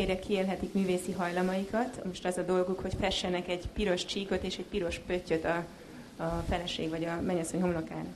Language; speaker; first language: Hungarian; native; Hungarian